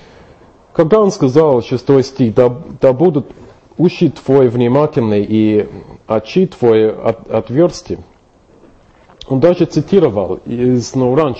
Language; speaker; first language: Russian; non-native, fluent; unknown